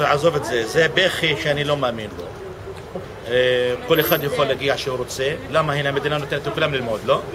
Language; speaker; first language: Hebrew; non-native, local second language; Arabic